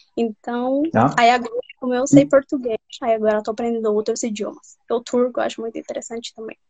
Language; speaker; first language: Portuguese; non-native, fluent; Spanish